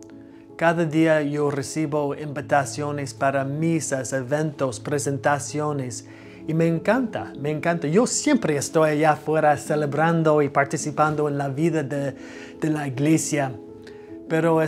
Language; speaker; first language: Spanish; non-native, fluent; English